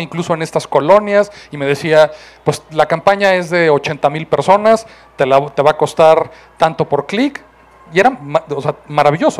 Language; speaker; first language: Spanish; native; Spanish